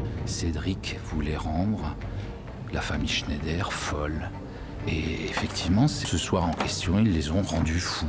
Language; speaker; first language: French; native; French